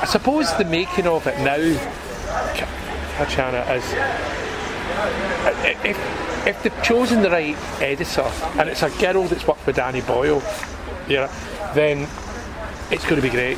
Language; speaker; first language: English; native; English